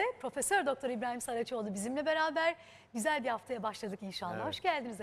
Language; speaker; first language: Turkish; native; Turkish